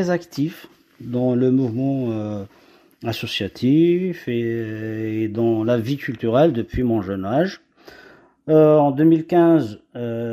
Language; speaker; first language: French; non-native, local second language; Kabyle